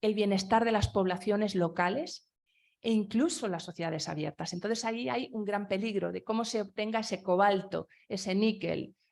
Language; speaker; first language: Spanish; non-native, local second language; Galician